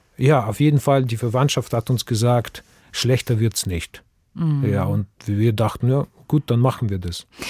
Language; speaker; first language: German; non-native, fluent; Russian